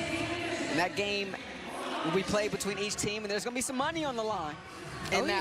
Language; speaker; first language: English; native; English